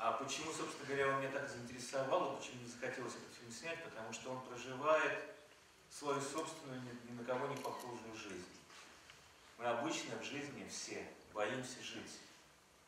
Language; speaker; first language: Russian; native; Russian